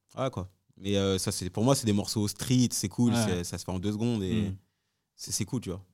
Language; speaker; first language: French; native; French